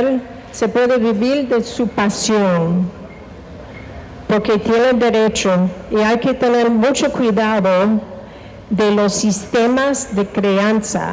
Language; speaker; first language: Spanish; non-native, fluent; English